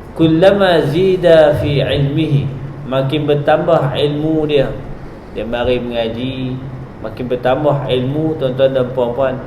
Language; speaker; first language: Malay; native; Malay